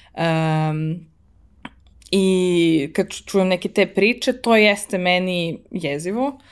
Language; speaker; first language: Serbian; early bilingual, heritage; Serbian